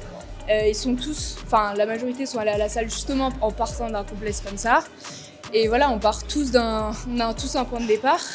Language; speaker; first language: French; native; French